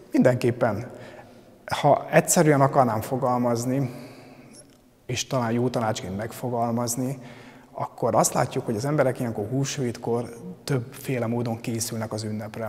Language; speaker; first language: Hungarian; native; Hungarian